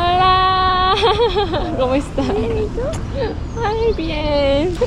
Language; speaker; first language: Spanish; non-native, learner; Korean